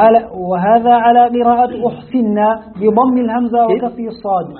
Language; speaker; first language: Arabic; native; Arabic